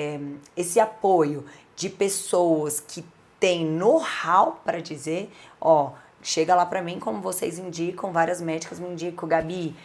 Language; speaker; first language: Portuguese; native; Portuguese